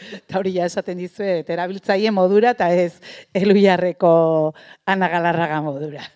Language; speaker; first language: Basque; native; Basque